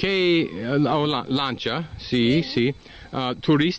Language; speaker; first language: Spanish; non-native, learner; English